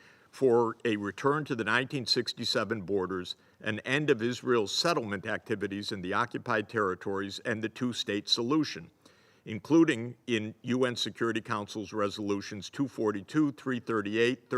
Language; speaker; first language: English; native; English